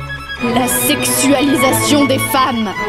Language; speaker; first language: French; native; French